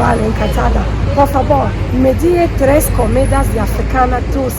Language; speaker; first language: Spanish; non-native, learner; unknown